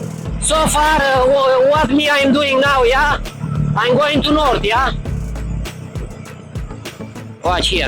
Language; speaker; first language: English; non-native, learner; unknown